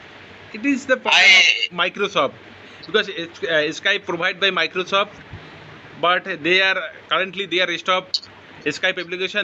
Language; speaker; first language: English; non-native, learner; Bangla